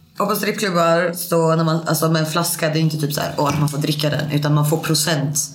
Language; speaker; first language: Swedish; native; Swedish